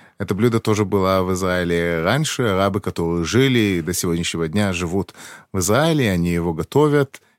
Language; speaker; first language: Russian; early bilingual, heritage; Russian